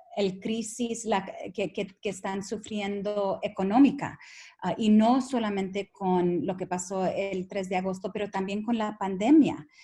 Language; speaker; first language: Spanish; early bilingual, heritage; Spanish